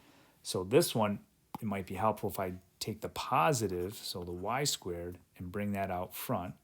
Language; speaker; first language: English; native; English